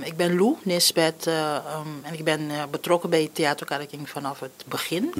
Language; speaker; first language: Dutch; non-native, local second language; Papiamento